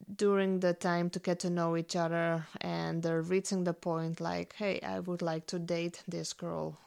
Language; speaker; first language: English; non-native, fluent; Dutch